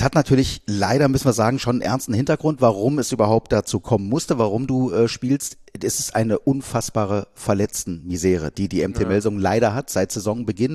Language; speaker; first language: German; native; German